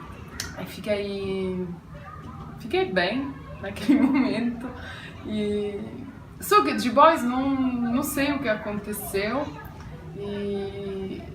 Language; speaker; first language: Portuguese; non-native, fluent; Italian